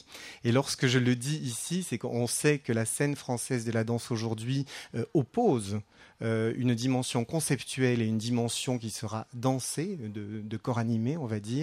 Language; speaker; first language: French; native; French